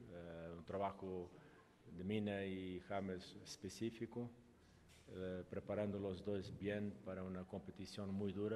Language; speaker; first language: Spanish; non-native, local second language; Portuguese